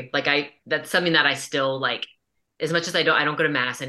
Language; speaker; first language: English; native; English